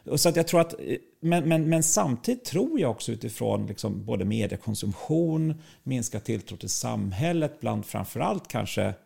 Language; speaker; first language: Swedish; native; Swedish